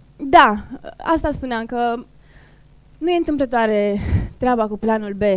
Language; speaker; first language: Romanian; non-native, local second language; Turkish